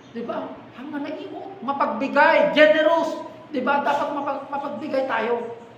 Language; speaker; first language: Filipino; non-native, local second language; Iloko